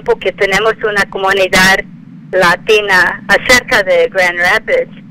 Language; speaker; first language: Spanish; non-native, fluent; English